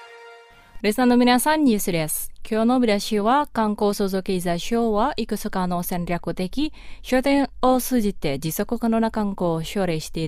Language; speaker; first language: Japanese; non-native, fluent; Indonesian